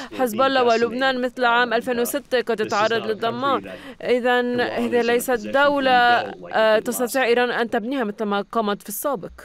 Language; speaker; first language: Arabic; non-native, fluent; English